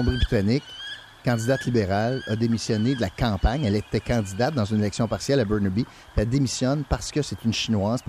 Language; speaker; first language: French; native; French